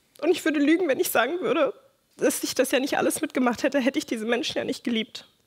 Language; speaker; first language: German; native; German